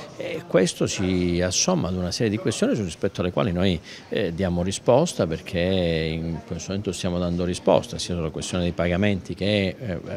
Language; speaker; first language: Italian; native; Italian